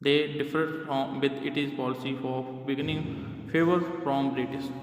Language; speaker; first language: English; non-native, local second language; Punjabi